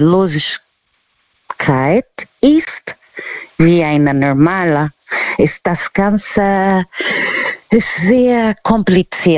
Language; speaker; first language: German; non-native, fluent; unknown